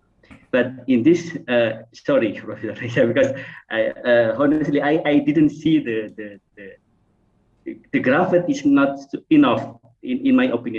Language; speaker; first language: English; non-native, fluent; Indonesian